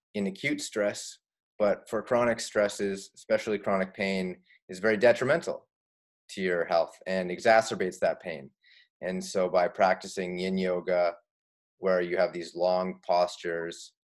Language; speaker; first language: English; native; English